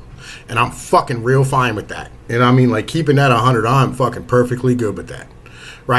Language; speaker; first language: English; native; English